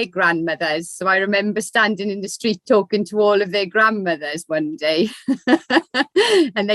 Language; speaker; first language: English; native; English